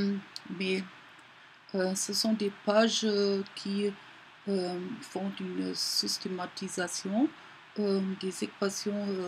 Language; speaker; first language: French; non-native, learner; German